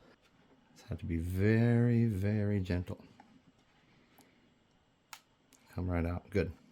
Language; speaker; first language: English; native; English